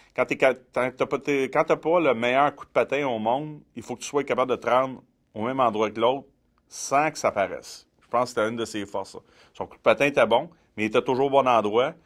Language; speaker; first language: French; native; French